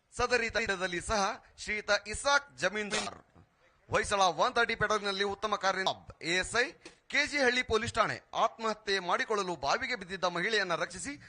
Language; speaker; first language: Kannada; native; Kannada